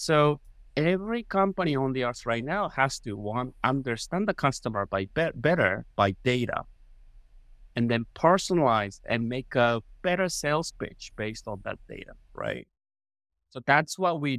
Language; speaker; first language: English; non-native, fluent; Japanese